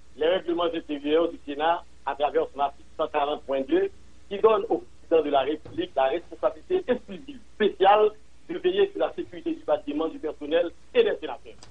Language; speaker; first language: French; non-native, local second language; Haitian Creole